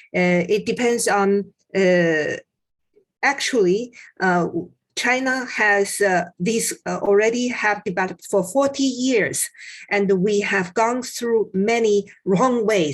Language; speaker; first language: English; non-native, fluent; Chinese